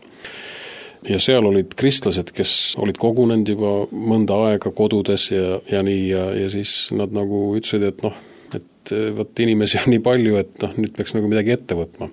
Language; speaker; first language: Estonian; native; Estonian